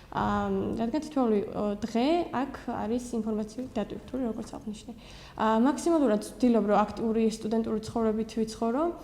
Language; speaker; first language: Georgian; native; Georgian